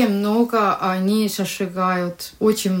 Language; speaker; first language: Russian; non-native, learner; Estonian